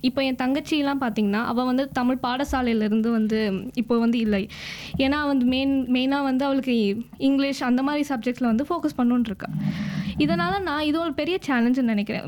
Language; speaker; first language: Tamil; early bilingual, heritage; Tamil